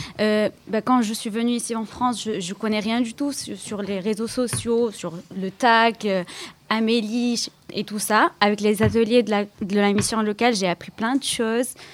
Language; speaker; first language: French; non-native, local second language; Arabic